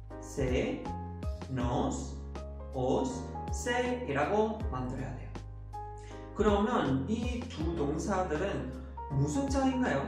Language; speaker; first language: Korean; non-native, fluent; Spanish